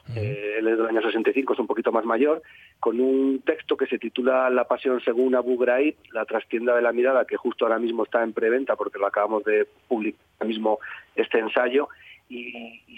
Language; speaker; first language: Spanish; native; Spanish